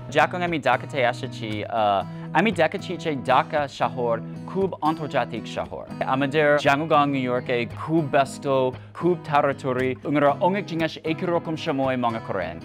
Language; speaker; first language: Bangla; non-native, learner; English